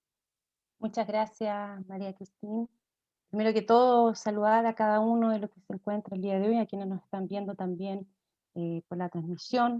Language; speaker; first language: Spanish; native; Spanish